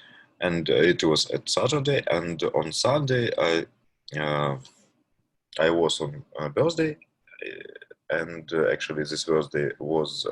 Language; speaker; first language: English; non-native, learner; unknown